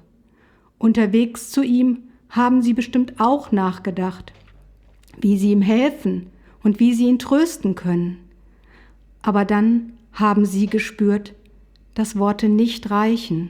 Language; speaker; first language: German; native; German